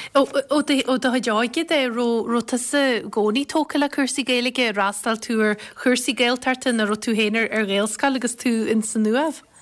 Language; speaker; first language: Irish; native; Irish